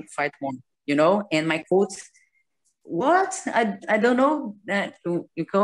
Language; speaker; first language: English; non-native, learner; Portuguese